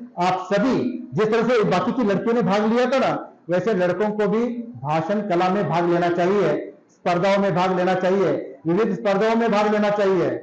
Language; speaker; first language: Hindi; non-native, local second language; Marathi